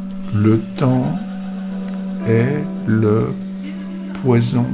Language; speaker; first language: French; native; French